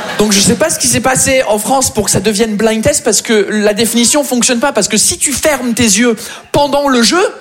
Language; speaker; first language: French; non-native, fluent; English